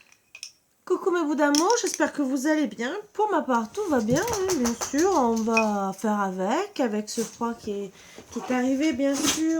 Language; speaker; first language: French; native; French